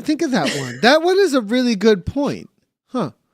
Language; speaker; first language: English; native; English